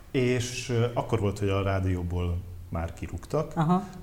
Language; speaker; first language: Hungarian; native; Hungarian